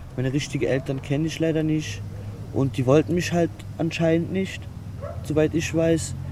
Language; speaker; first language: German; early bilingual, other home language; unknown